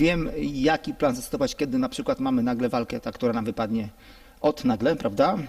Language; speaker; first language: Polish; native; Polish